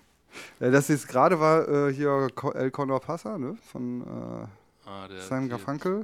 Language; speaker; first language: German; native; German